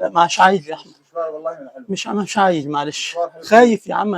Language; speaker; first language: Arabic; native; Arabic